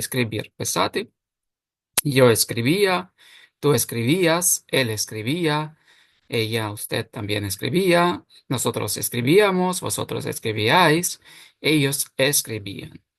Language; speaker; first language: Spanish; non-native, fluent; Ukrainian